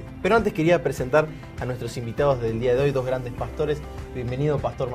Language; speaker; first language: Spanish; native; Spanish